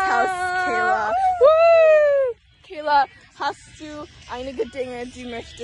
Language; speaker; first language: German; non-native, learner; English